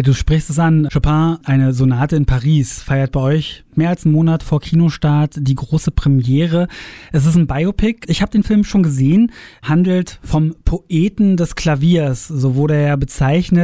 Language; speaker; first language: German; native; German